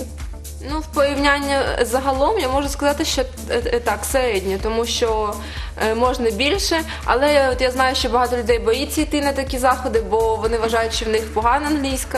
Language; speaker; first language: Ukrainian; native; Ukrainian